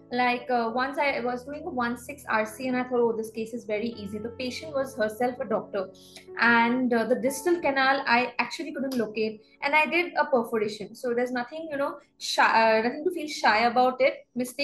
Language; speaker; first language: English; non-native, local second language; Assamese